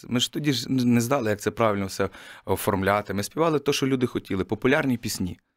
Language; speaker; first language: Ukrainian; native; Ukrainian